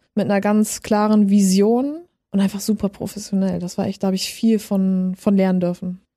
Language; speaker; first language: German; native; German